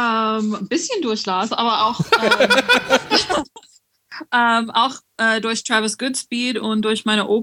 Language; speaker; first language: German; non-native, learner; French